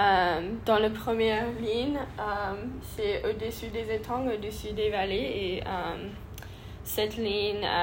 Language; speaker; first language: French; non-native, learner; English